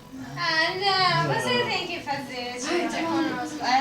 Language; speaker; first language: Portuguese; non-native, local second language; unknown